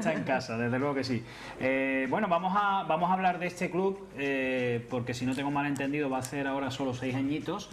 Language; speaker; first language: Spanish; native; Spanish